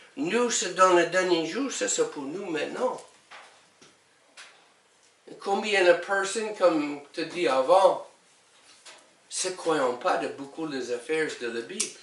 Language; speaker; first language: French; non-native, learner; English